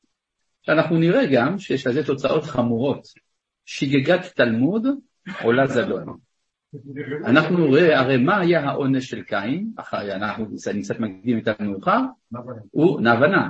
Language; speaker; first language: Hebrew; non-native, fluent; French